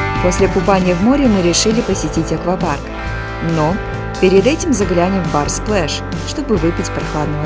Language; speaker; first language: Russian; native; Russian